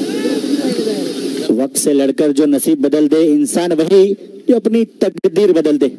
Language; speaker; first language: Hindi; non-native, local second language; Marathi